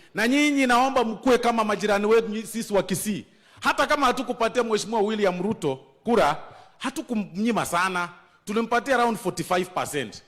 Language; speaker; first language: Swahili; non-native, local second language; Gusii